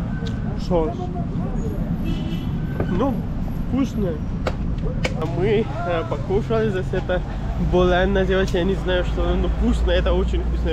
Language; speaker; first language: Russian; non-native, learner; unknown